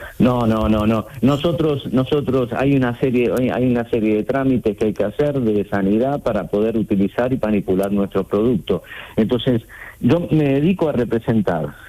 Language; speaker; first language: Spanish; native; Spanish